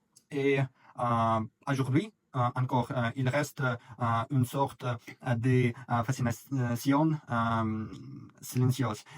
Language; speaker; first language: French; non-native, learner; Russian